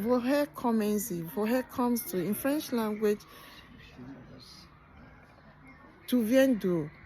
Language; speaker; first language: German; non-native, learner; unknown